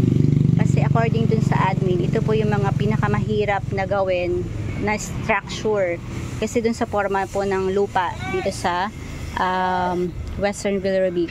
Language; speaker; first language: Filipino; native; Filipino